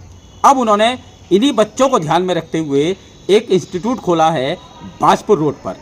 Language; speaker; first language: Hindi; native; Hindi